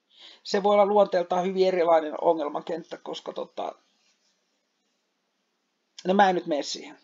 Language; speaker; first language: Finnish; native; Finnish